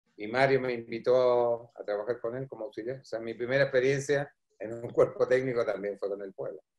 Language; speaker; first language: Spanish; native; Spanish